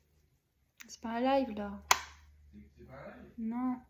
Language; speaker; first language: French; native; French